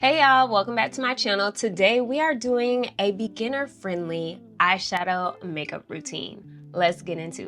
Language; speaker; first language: English; native; English